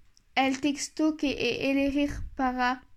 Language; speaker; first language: Spanish; non-native, learner; French